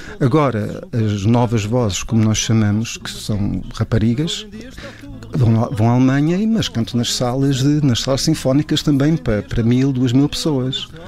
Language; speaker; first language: Portuguese; early bilingual, heritage; Portuguese